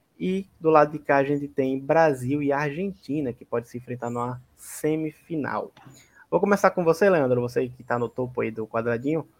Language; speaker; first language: Portuguese; native; Portuguese